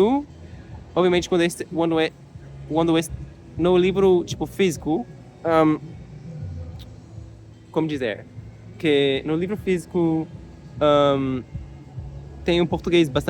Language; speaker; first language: Portuguese; non-native, learner; English